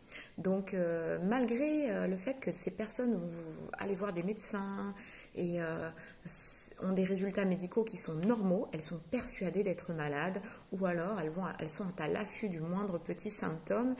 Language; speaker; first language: French; native; French